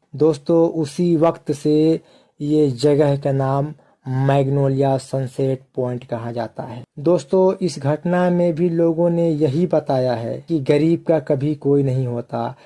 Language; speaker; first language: Hindi; native; Hindi